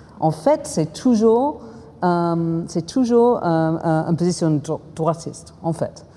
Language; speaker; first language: French; non-native, fluent; English